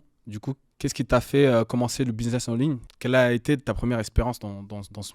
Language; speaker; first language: French; native; French